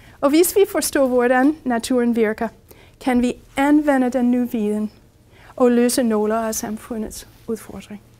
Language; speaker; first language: Danish; non-native, fluent; English